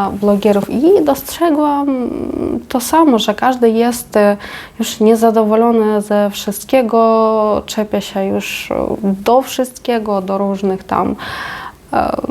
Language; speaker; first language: Polish; non-native, fluent; Ukrainian